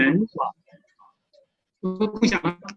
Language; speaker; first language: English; non-native, fluent; Chinese